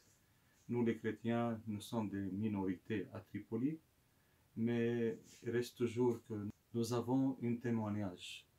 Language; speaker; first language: French; non-native, local second language; Arabic